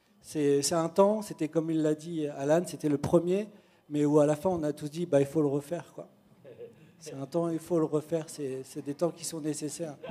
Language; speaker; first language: French; native; French